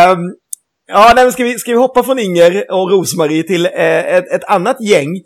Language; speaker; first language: Swedish; native; Swedish